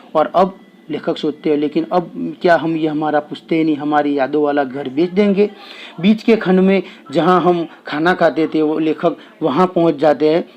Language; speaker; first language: Hindi; non-native, local second language; Gujarati